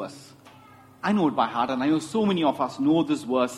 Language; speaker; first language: English; non-native, local second language; Tamil